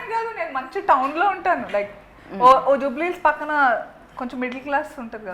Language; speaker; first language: Telugu; native; Telugu